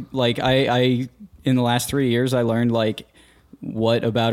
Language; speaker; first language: English; native; English